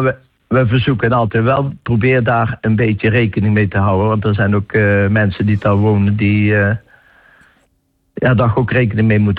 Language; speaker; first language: Dutch; native; Dutch